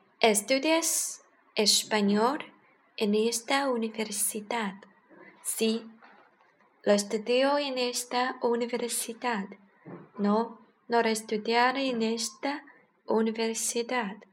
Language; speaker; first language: Spanish; non-native, learner; Chinese